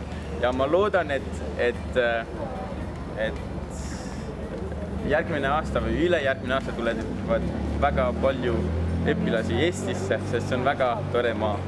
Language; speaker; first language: Estonian; non-native, learner; German